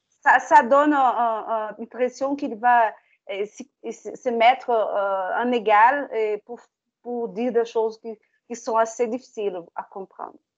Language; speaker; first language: French; non-native, learner; Portuguese